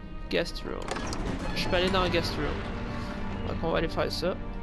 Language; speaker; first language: French; native; French